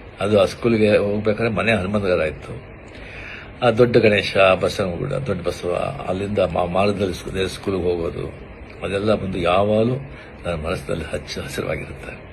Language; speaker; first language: Kannada; non-native, local second language; Marathi